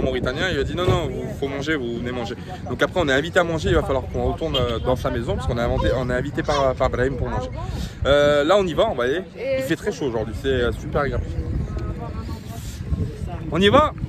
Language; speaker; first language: French; native; French